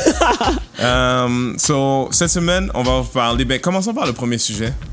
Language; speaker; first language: French; early bilingual, heritage; French